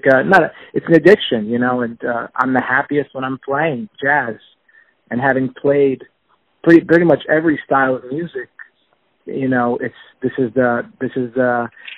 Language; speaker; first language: English; native; English